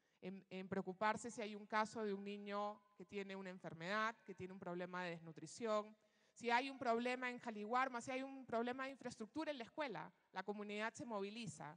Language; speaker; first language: Spanish; native; Spanish